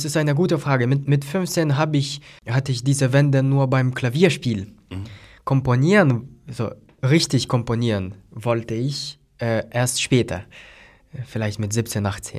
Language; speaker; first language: German; non-native, fluent; Lithuanian